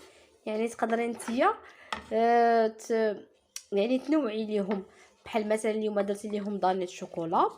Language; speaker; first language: Arabic; native; Arabic